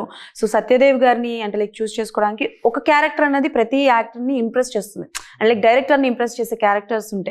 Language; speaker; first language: Telugu; native; Telugu